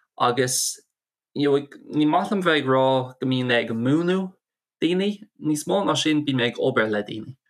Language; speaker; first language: Irish; non-native, local second language; English